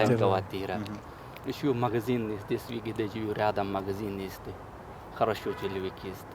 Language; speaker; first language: Russian; non-native, learner; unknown